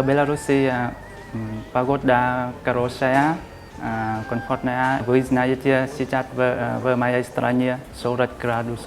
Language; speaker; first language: Russian; non-native, fluent; Vietnamese